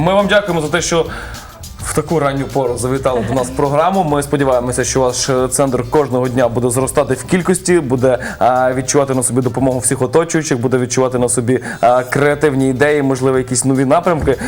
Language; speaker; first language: Ukrainian; native; Ukrainian